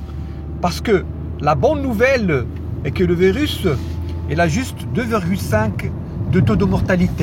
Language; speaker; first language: French; non-native, fluent; Arabic